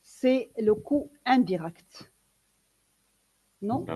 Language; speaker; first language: French; non-native, local second language; Arabic